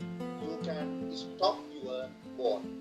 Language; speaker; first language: English; non-native, learner; Sinhala